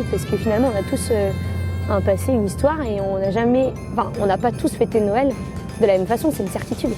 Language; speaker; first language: French; native; French